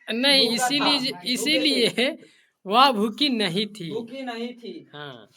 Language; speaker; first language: Hindi; native; Hindi